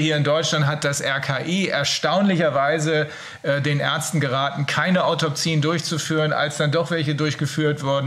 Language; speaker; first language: German; native; German